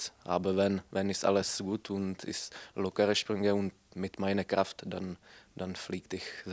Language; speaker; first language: German; non-native, learner; Czech